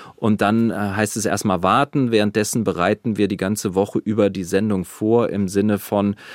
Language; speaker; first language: German; native; German